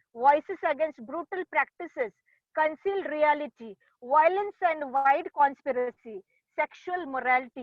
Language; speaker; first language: English; non-native, local second language; Marathi